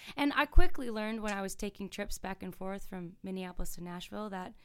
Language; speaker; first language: English; native; English